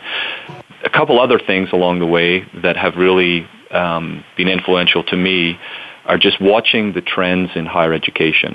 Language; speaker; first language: English; native; English